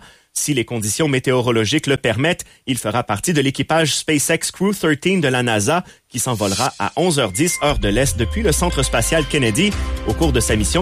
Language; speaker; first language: French; native; French